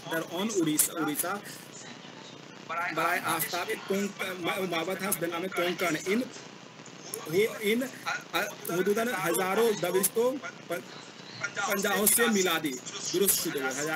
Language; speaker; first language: Persian; non-native, learner; Hindi